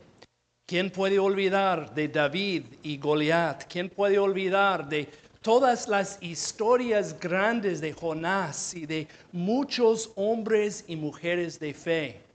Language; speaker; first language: Spanish; non-native, fluent; English